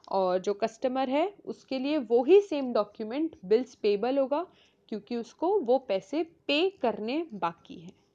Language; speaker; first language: Hindi; native; Hindi